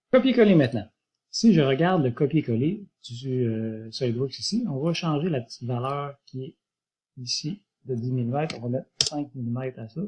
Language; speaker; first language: French; native; French